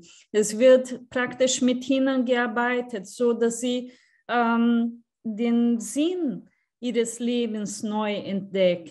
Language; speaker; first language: German; non-native, fluent; Portuguese